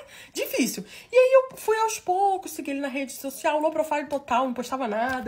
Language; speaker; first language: Portuguese; native; Portuguese